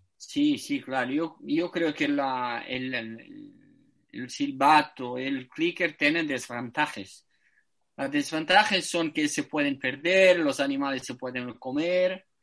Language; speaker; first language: Spanish; non-native, fluent; Italian